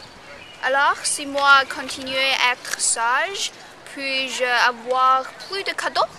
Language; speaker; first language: French; non-native, learner; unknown